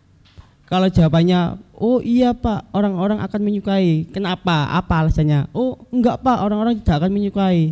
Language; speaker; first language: Indonesian; native; Indonesian